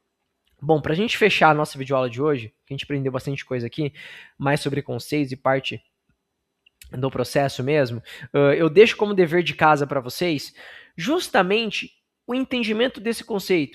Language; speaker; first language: Portuguese; native; Portuguese